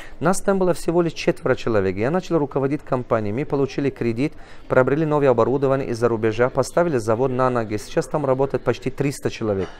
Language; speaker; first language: Russian; non-native, local second language; Tajik